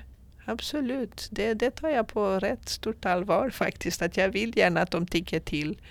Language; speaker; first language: Swedish; non-native, fluent; Portuguese